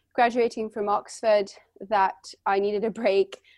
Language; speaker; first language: English; native; English